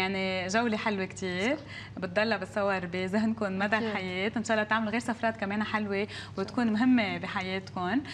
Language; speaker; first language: Arabic; native; Arabic